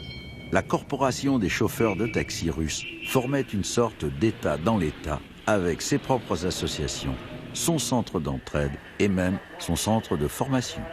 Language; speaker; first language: French; native; French